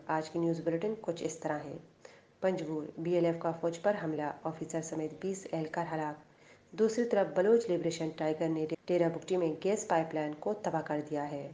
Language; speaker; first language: Urdu; non-native, local second language; Baluchi